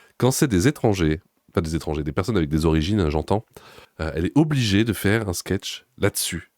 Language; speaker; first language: French; native; French